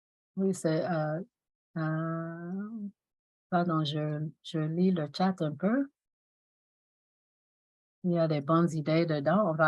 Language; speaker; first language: French; non-native, fluent; English